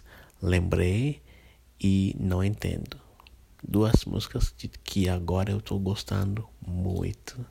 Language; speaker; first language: Portuguese; non-native, fluent; English